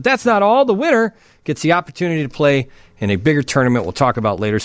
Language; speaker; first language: English; native; English